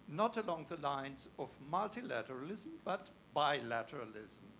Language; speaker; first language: English; non-native, fluent; German